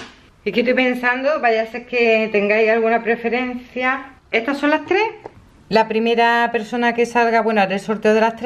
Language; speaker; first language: Spanish; native; Spanish